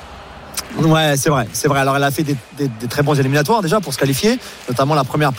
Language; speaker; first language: French; non-native, fluent; English